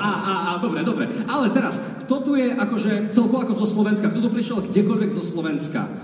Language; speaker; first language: Slovak; native; Slovak